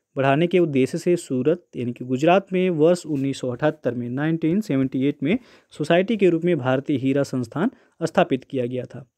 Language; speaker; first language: Hindi; native; Hindi